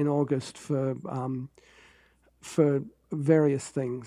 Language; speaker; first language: English; native; English